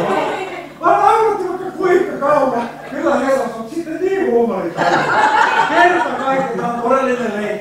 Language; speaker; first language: Finnish; native; Finnish